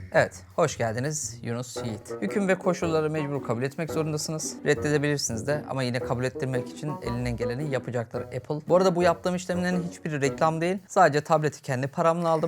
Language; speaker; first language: Turkish; native; Turkish